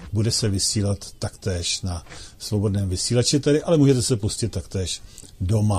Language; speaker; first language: Czech; native; Czech